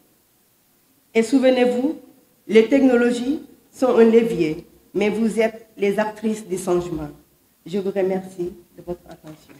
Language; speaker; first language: French; non-native, local second language; Wolof